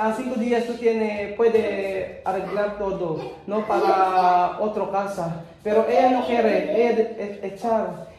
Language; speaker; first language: Spanish; non-native, learner; Filipino